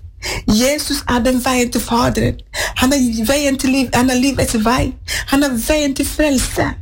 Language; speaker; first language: Norwegian; non-native, fluent; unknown